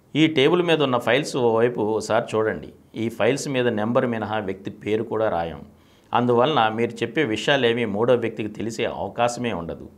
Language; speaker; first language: Telugu; native; Telugu